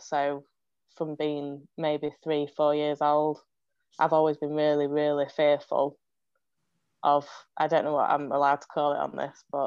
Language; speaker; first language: English; native; English